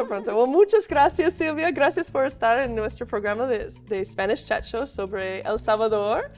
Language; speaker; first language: Spanish; non-native, fluent; English